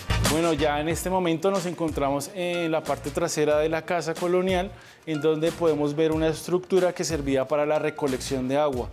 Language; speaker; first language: Spanish; native; Spanish